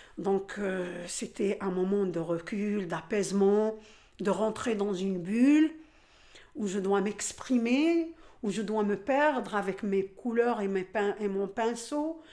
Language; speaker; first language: French; non-native, local second language; Arabic